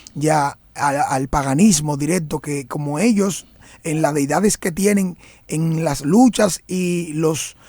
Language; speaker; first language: Spanish; native; Spanish